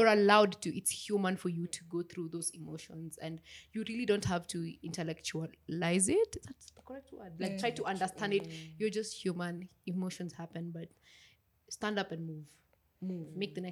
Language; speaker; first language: English; non-native, local second language; Swahili